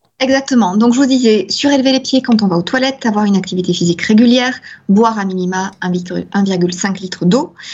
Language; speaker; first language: French; native; French